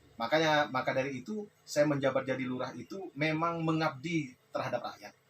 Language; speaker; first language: Indonesian; non-native, local second language; Madurese